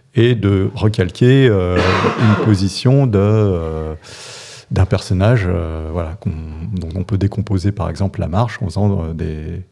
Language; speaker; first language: French; non-native, fluent; English